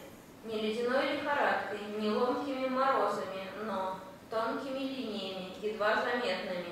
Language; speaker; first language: Russian; native; Russian